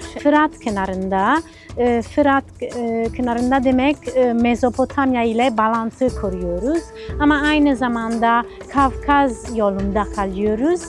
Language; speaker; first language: Turkish; non-native, fluent; Italian